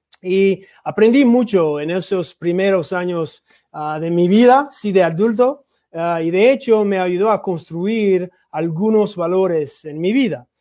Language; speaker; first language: Spanish; non-native, learner; English